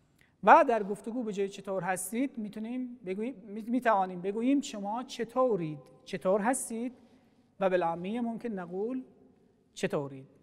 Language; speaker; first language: Persian; non-native, fluent; Arabic